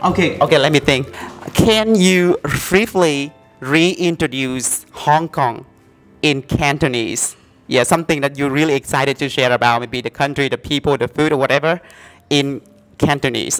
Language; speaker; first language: English; non-native, fluent; Vietnamese